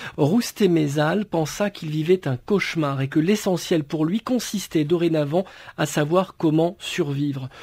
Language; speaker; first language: French; native; French